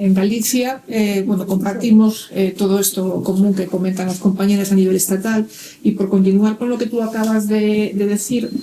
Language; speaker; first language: Spanish; native; Spanish